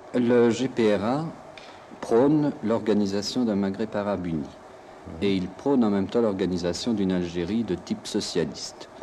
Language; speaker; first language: French; native; French